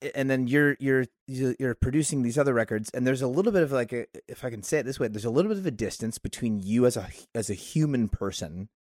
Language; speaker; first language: English; native; English